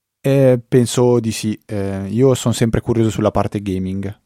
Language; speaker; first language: Italian; native; Italian